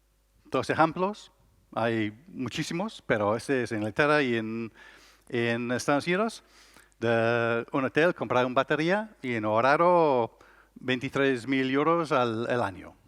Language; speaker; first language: Spanish; non-native, learner; English